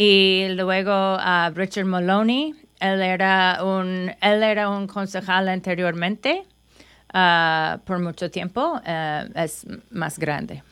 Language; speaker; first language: Spanish; non-native, fluent; English